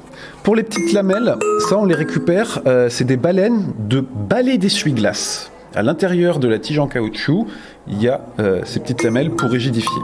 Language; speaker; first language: French; native; French